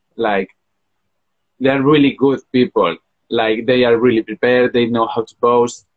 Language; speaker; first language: English; non-native, fluent; Spanish